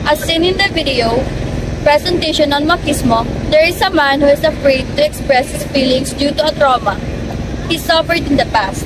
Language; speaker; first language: English; non-native, local second language; Filipino